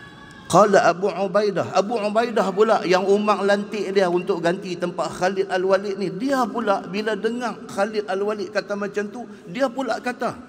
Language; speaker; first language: Malay; native; Malay